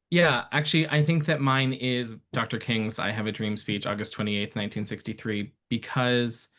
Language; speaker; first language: English; early bilingual, other home language; Persian